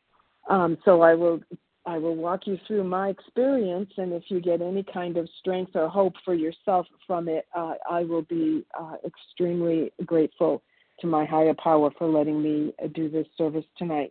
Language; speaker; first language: English; early bilingual, other home language; Italian